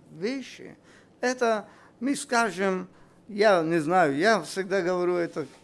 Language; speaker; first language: Russian; non-native, local second language; Armenian